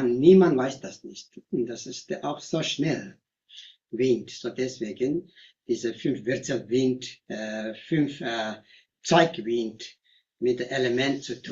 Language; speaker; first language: German; non-native, learner; Tibetan